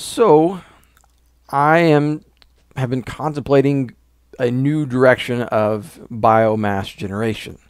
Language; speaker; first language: English; native; English